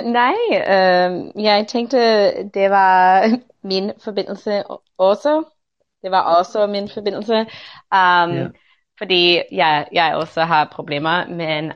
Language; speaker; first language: Danish; non-native, learner; English